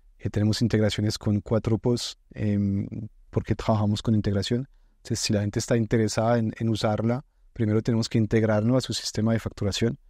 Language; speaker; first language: Spanish; non-native, fluent; French